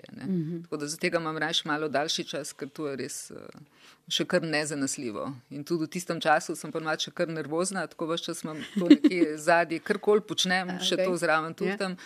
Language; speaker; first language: Slovenian; early bilingual, other home language; Bosnian